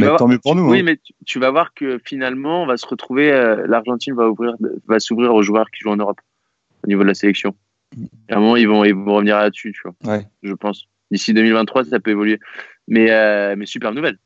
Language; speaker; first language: French; native; French